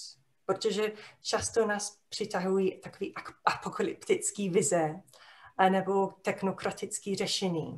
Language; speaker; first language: Czech; non-native, fluent; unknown